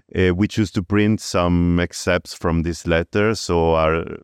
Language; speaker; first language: English; early bilingual, other home language; Italian